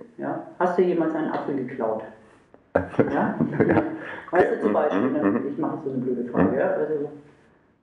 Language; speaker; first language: German; native; German